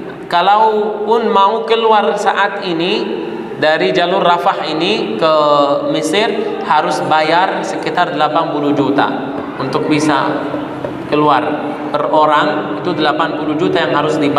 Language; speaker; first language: Indonesian; non-native, fluent; Arabic